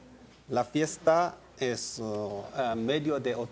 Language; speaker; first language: Spanish; non-native, learner; Chinese